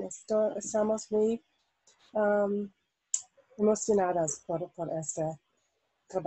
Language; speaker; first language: Spanish; non-native, learner; English